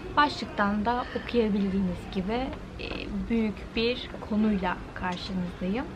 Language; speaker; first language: Turkish; early bilingual, heritage; Turkish